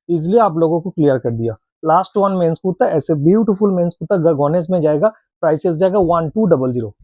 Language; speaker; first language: Hindi; non-native, local second language; Bangla